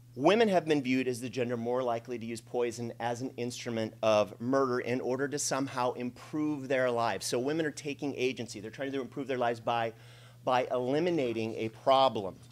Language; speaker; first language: English; native; English